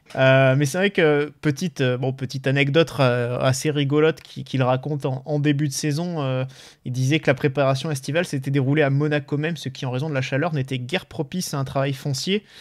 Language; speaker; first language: French; native; French